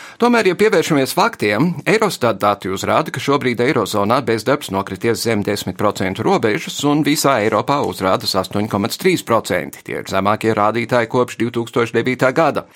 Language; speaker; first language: Latvian; early bilingual, heritage; Latvian